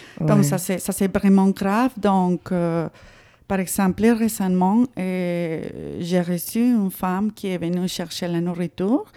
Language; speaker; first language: French; non-native, fluent; Spanish